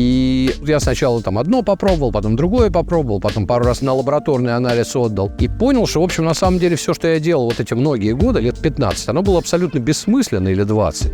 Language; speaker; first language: Russian; native; Russian